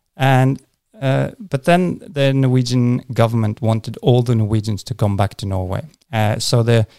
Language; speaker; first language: English; non-native, fluent; Norwegian